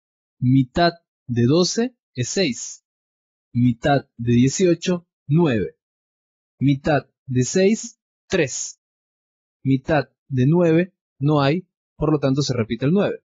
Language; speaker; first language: Spanish; native; Spanish